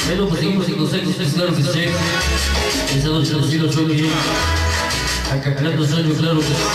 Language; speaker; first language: Spanish; native; Spanish